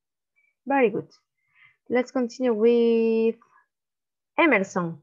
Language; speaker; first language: English; non-native, learner; Spanish